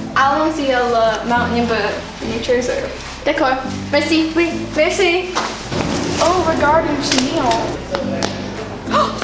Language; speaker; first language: French; non-native, learner; English